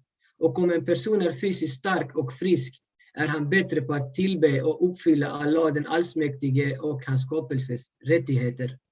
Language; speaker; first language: Swedish; early bilingual, other home language; Urdu